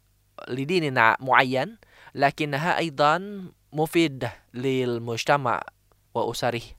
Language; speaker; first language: Arabic; non-native, fluent; Indonesian